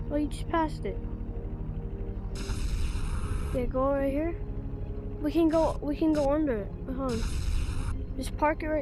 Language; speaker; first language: English; native; English